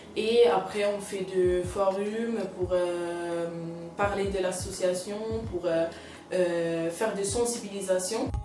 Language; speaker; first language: French; non-native, fluent; Italian